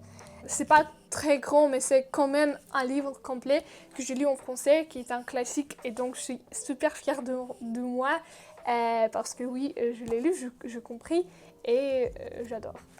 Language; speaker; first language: French; non-native, fluent; Russian